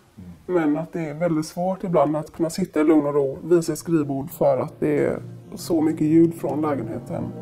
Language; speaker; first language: Swedish; native; Swedish